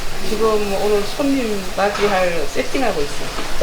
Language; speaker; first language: Korean; native; Korean